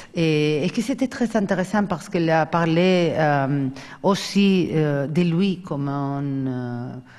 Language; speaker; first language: French; non-native, fluent; Spanish